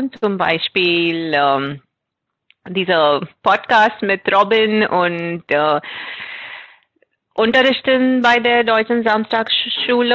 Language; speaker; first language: German; non-native, fluent; Marathi